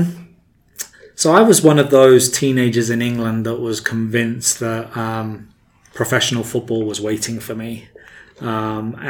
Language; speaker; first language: English; native; English